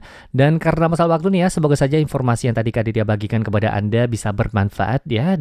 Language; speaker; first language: Indonesian; native; Indonesian